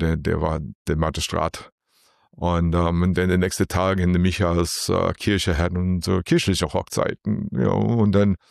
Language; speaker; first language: German; non-native, learner; English